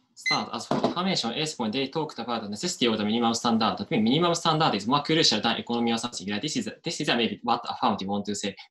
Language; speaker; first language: English; non-native, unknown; Japanese